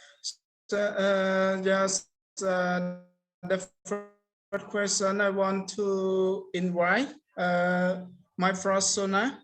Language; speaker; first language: English; non-native, learner; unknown